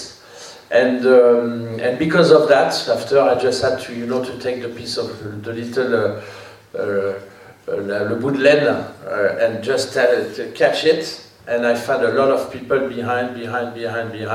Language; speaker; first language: English; non-native, fluent; French